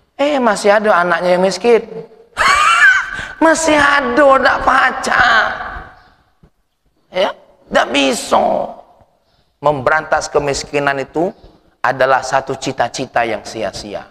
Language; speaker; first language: Indonesian; native; Indonesian